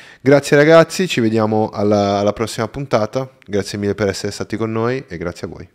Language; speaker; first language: Italian; native; Italian